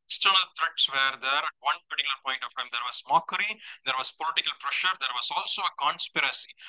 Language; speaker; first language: English; non-native, local second language; Tamil